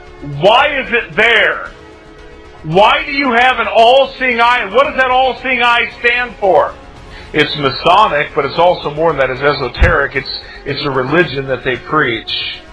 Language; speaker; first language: English; native; English